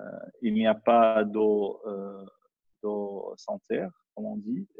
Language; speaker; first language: French; non-native, fluent; Arabic